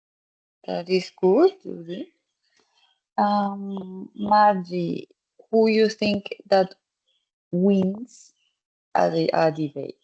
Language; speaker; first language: English; non-native, fluent; Spanish